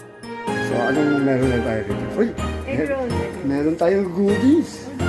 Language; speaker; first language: Filipino; native; Filipino